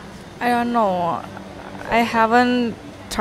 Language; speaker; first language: English; non-native, learner; Thai